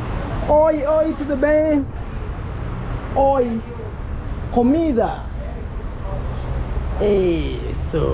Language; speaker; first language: Portuguese; non-native, learner; Swahili